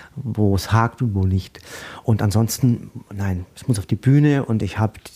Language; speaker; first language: German; native; German